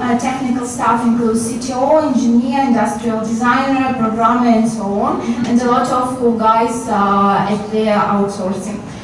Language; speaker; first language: English; non-native, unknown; Russian